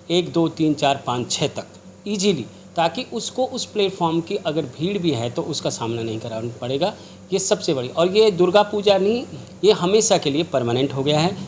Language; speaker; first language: Hindi; native; Hindi